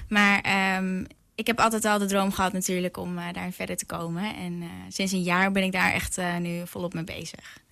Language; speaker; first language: Dutch; native; Dutch